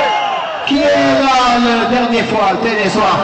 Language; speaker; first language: French; non-native, learner; English